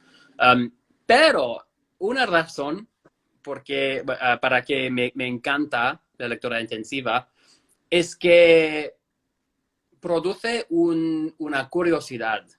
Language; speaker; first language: Spanish; non-native, fluent; English